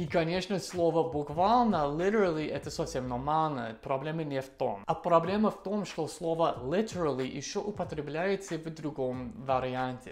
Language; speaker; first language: Russian; non-native, fluent; English